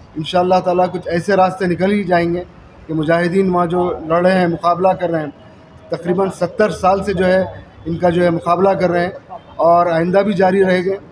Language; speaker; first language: Urdu; native; Urdu